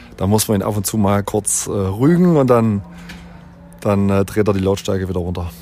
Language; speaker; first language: German; native; German